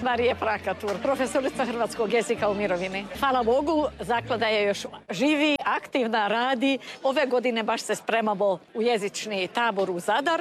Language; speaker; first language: Serbian; early bilingual, heritage; Croatian